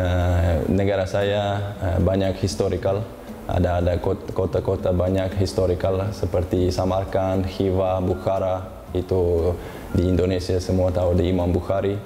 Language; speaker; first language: Indonesian; non-native, learner; Uzbek